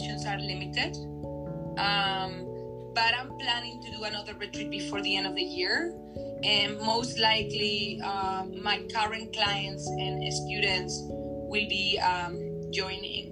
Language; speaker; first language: English; non-native, fluent; Spanish